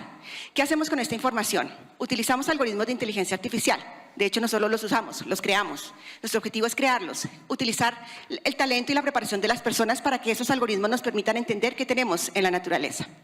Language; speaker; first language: Spanish; native; Spanish